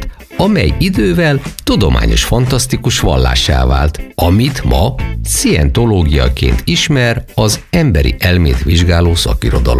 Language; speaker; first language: Hungarian; native; Hungarian